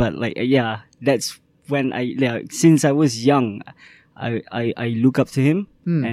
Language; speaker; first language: English; non-native, local second language; Malay